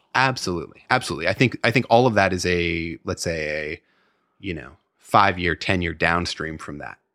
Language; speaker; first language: English; native; English